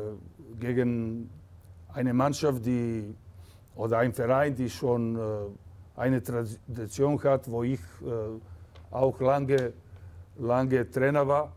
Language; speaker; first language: German; non-native, fluent; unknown